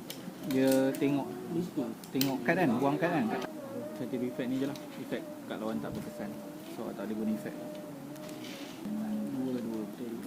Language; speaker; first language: Malay; native; Malay